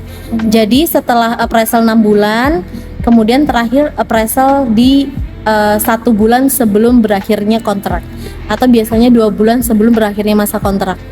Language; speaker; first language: Indonesian; native; Indonesian